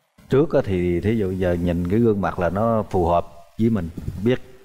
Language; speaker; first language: Vietnamese; native; Vietnamese